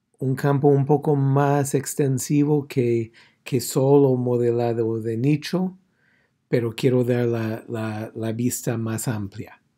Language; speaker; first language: Spanish; non-native, fluent; English